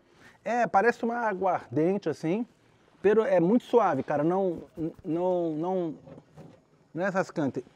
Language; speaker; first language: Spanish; non-native, learner; Portuguese